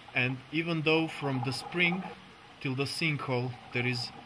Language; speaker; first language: English; non-native, fluent; Croatian